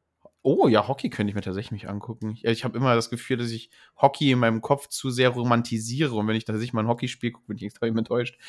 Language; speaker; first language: German; native; German